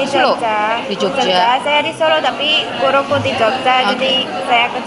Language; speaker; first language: Indonesian; non-native, fluent; Polish